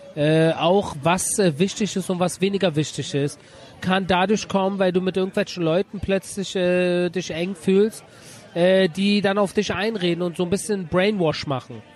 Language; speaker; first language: German; early bilingual, other home language; Persian